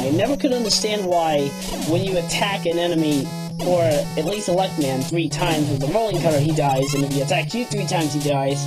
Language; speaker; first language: English; native; English